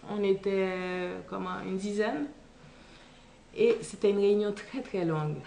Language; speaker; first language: French; non-native, local second language; Haitian Creole